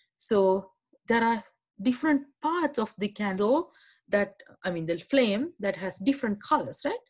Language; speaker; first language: English; non-native, local second language; Sinhala